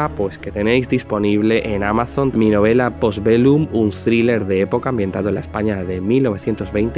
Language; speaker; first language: Spanish; native; Spanish